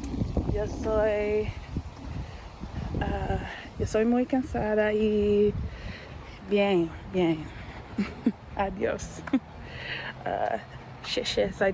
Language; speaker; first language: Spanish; non-native, learner; English